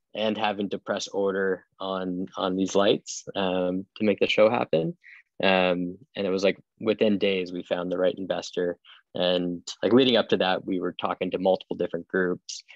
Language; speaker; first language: English; native; English